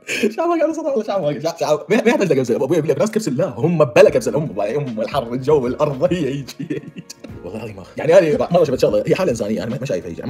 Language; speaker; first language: Arabic; native; Arabic